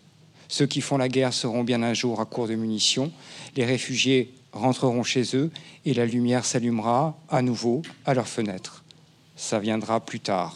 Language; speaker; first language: French; native; French